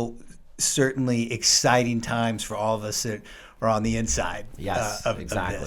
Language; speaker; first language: English; native; English